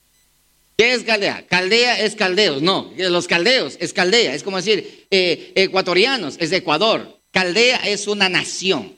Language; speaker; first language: Spanish; native; Spanish